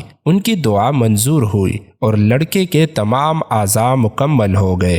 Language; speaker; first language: Urdu; native; Urdu